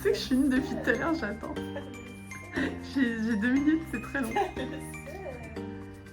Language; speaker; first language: French; native; French